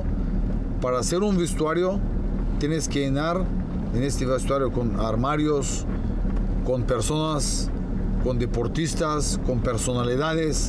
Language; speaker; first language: Spanish; non-native, fluent; Bulgarian